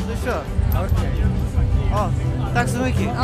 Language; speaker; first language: Swedish; non-native, learner; Persian